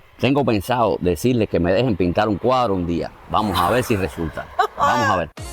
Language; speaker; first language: Spanish; native; Spanish